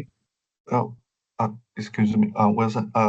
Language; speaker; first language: English; non-native, learner; Chinese